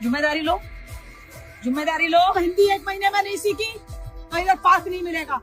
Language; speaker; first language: Hindi; native; Hindi